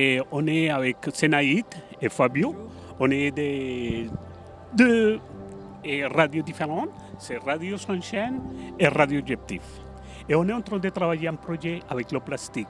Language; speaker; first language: French; non-native, fluent; Spanish